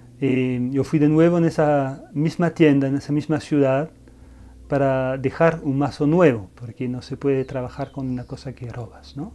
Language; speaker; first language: Spanish; non-native, fluent; French